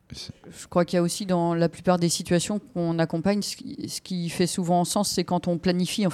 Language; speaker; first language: French; native; French